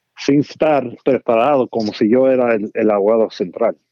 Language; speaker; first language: Spanish; early bilingual, heritage; Spanish